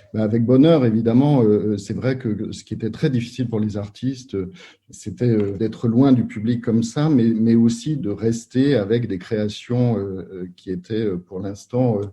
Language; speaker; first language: French; native; French